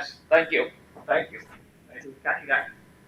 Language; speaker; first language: English; non-native, fluent; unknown